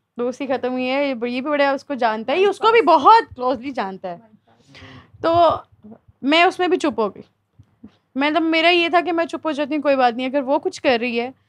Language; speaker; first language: Urdu; native; Urdu